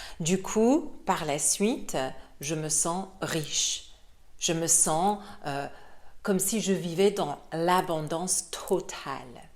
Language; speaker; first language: French; non-native, fluent; English